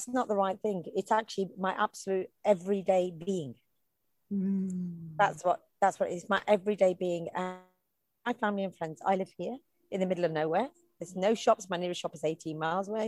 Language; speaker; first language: English; native; English